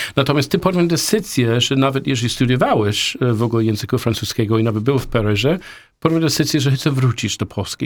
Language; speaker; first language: Polish; non-native, learner; English